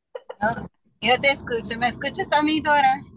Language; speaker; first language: Spanish; non-native, fluent; English